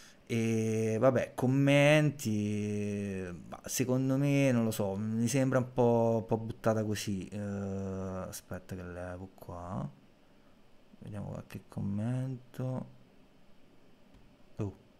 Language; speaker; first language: Italian; native; Italian